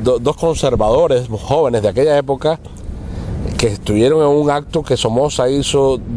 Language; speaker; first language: Spanish; native; Spanish